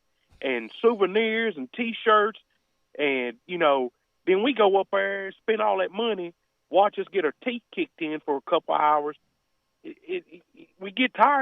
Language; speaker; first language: English; native; English